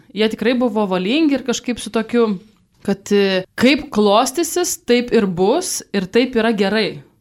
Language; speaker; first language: Lithuanian; native; Lithuanian